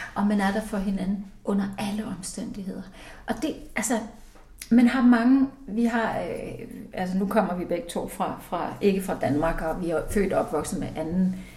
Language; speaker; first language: Danish; early bilingual, heritage; Icelandic